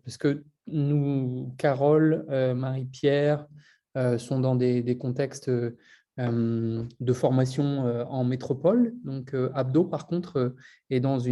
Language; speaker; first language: French; native; French